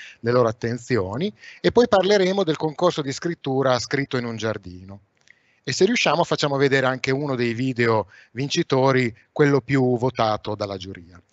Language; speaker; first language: Italian; native; Italian